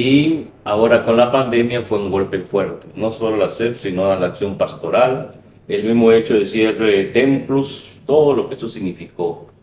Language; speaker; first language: Spanish; native; Spanish